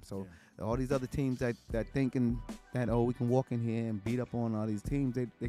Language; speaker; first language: English; native; English